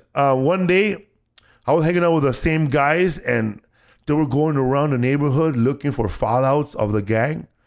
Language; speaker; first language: English; native; English